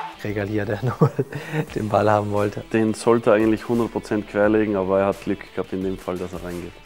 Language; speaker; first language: German; native; German